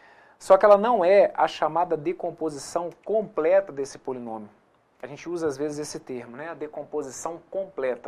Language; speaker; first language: Portuguese; native; Portuguese